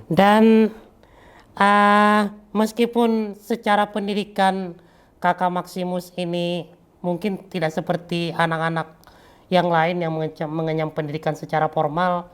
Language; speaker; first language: Malay; native; Malay